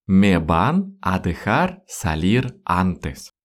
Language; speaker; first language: Spanish; non-native, fluent; Russian